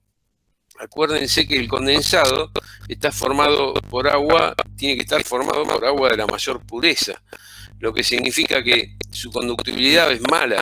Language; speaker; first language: Spanish; native; Spanish